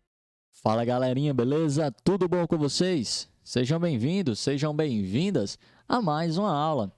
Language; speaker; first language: Portuguese; native; Portuguese